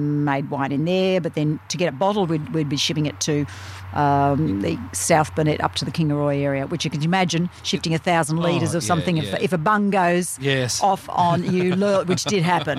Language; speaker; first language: English; native; English